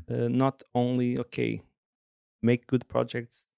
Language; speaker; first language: English; non-native, fluent; Portuguese